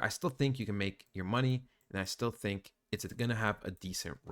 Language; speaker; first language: English; native; English